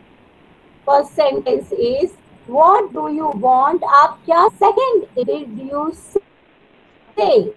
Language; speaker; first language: English; non-native, learner; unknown